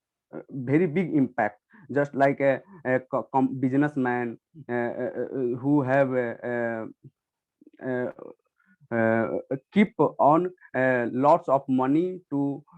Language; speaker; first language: English; non-native, learner; Hindi